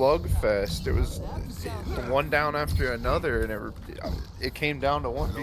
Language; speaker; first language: English; native; English